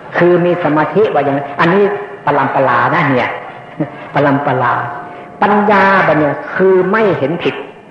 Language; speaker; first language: Thai; native; Thai